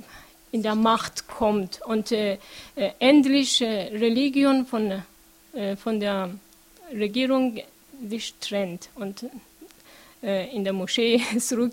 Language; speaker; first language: German; non-native, learner; Persian